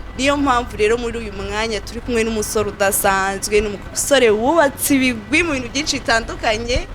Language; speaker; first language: Kinyarwanda; native; Kinyarwanda